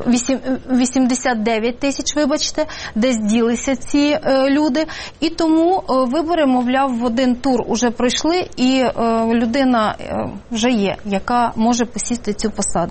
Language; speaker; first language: Ukrainian; native; Ukrainian